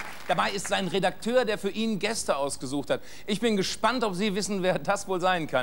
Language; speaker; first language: German; native; German